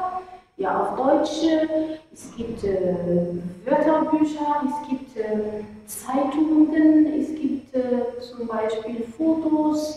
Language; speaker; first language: German; non-native, fluent; Arabic